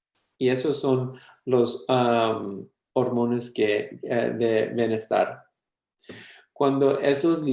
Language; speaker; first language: Spanish; early bilingual, heritage; English